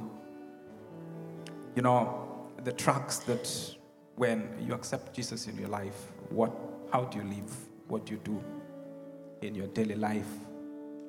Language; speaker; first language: English; non-native, local second language; Luo (Kenya and Tanzania)